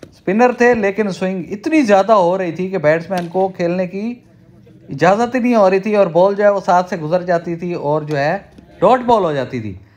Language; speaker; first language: Urdu; native; Urdu